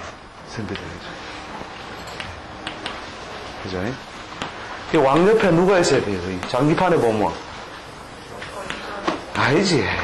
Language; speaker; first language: Korean; native; Korean